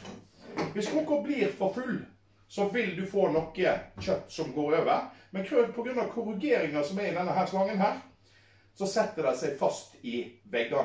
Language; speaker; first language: Norwegian; native; Norwegian